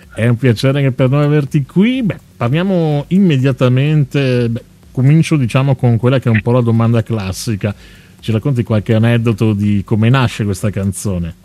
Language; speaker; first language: Italian; native; Italian